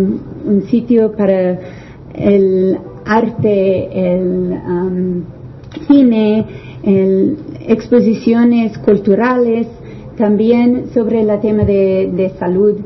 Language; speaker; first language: Spanish; non-native, learner; English